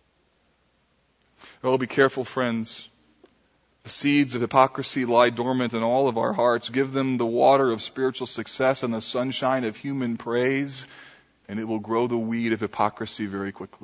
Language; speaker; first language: English; native; English